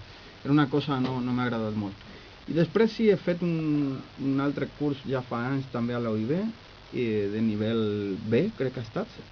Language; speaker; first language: Catalan; non-native, fluent; Spanish